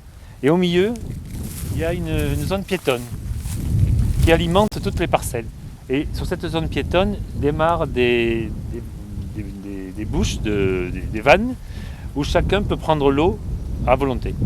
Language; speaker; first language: French; native; French